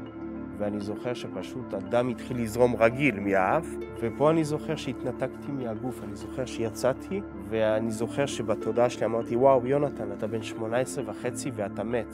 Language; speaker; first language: Hebrew; early bilingual, other home language; French